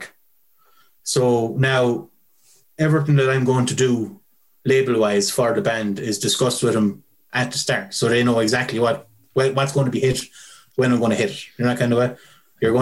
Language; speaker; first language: English; native; English